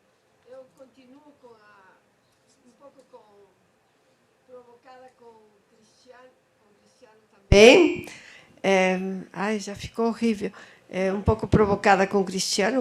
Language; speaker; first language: Portuguese; non-native, fluent; Spanish